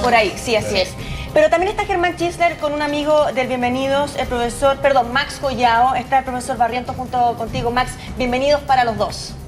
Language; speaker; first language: Spanish; native; Spanish